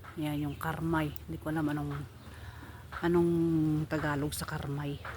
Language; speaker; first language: Filipino; non-native, local second language; Iloko